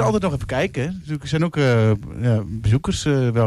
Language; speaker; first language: Dutch; native; Dutch